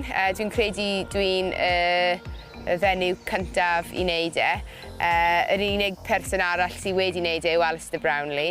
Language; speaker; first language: Welsh; non-native, local second language; English